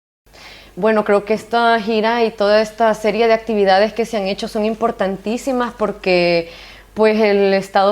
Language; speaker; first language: Spanish; native; Spanish